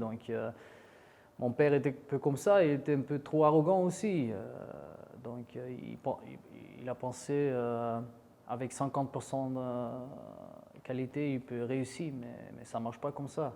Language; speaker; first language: French; non-native, fluent; Dutch